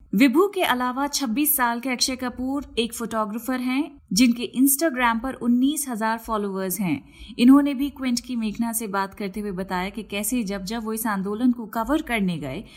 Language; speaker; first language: Hindi; native; Hindi